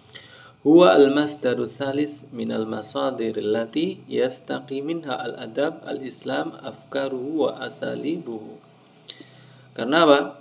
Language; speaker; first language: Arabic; non-native, fluent; Indonesian